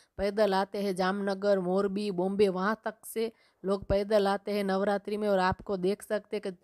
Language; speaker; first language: Hindi; non-native, local second language; Gujarati